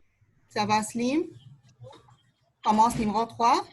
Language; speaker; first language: French; non-native, fluent; Arabic